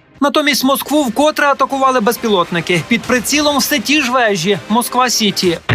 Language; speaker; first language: Ukrainian; native; Ukrainian